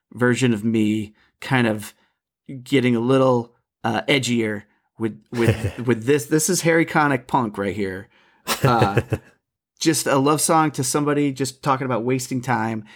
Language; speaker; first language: English; native; English